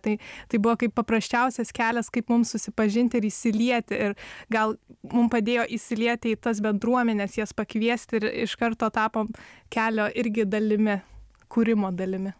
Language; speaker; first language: Lithuanian; native; Lithuanian